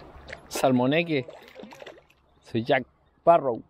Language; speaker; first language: Spanish; native; Spanish